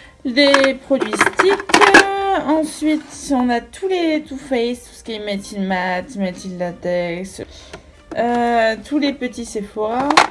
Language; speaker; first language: French; native; French